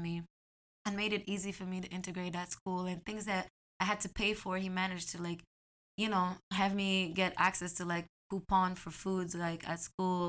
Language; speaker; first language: English; non-native, fluent; Arabic